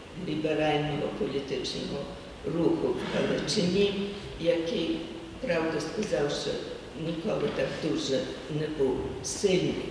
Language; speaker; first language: Ukrainian; early bilingual, heritage; Ukrainian